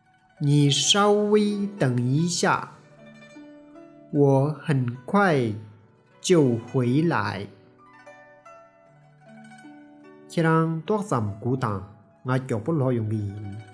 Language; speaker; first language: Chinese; non-native, fluent; Tibetan